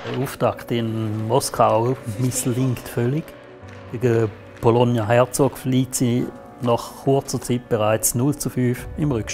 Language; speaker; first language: German; native; German